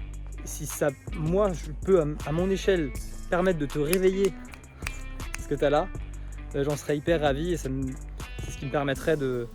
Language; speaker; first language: French; native; French